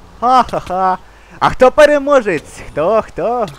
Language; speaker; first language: Ukrainian; native; Ukrainian